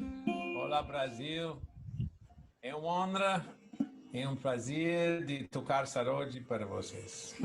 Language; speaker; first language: Portuguese; non-native, learner; English